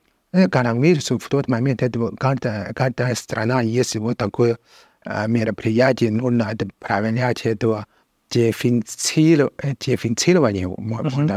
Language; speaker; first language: Russian; non-native, learner; Chinese